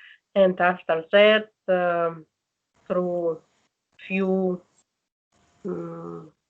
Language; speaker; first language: English; non-native, learner; Russian